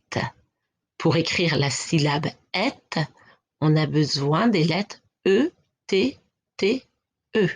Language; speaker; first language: French; native; French